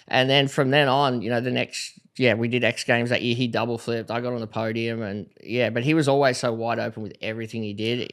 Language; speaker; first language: English; native; English